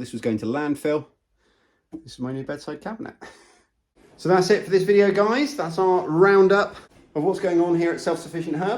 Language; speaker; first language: English; native; English